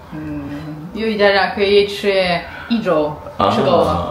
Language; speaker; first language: Chinese; non-native, learner; Russian